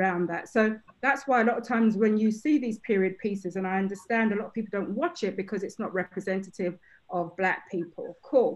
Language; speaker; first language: English; native; English